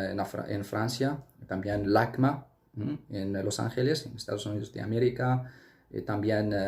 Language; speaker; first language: Spanish; non-native, fluent; Arabic